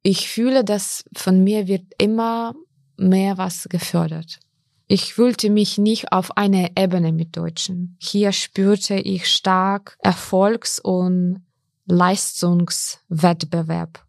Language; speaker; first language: German; non-native, fluent; Ukrainian